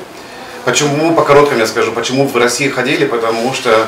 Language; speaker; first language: Russian; non-native, learner; German